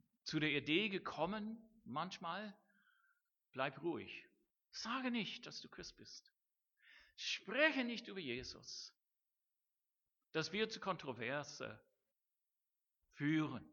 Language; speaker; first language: German; non-native, fluent; English